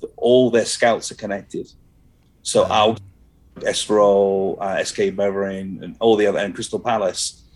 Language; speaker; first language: English; native; English